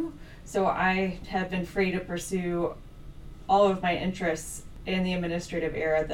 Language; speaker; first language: English; native; English